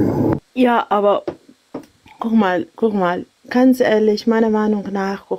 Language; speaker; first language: German; non-native, learner; Arabic